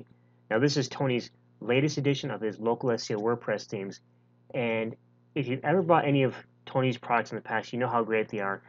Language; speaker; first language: English; native; English